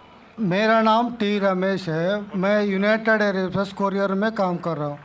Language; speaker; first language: Hindi; non-native, local second language; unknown